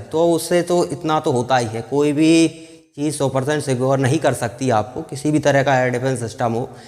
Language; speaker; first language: Hindi; native; Hindi